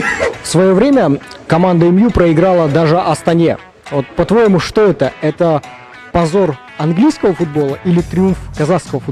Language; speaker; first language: Russian; native; Russian